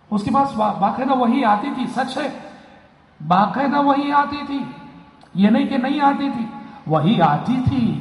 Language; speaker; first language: Urdu; native; Urdu